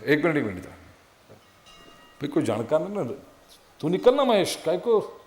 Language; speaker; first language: Hindi; non-native, local second language; Gujarati